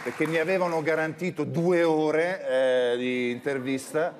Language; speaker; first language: Italian; native; Italian